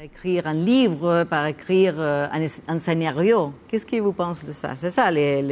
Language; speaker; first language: French; non-native, learner; Spanish